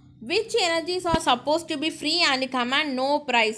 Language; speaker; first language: English; non-native, local second language; Tamil